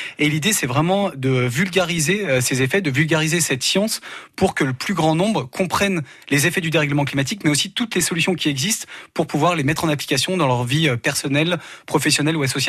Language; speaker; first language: French; native; French